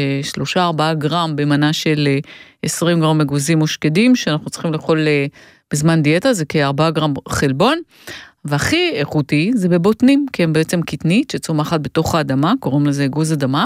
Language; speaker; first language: Hebrew; native; Hebrew